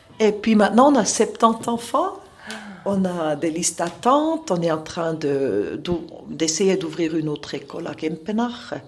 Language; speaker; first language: French; non-native, local second language; Swiss German